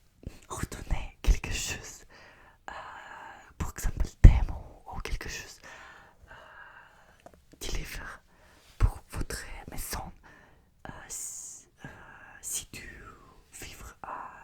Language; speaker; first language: French; non-native, learner; Russian